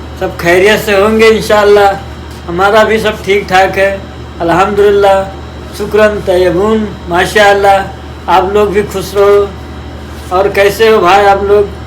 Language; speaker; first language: Hindi; non-native, local second language; Malayalam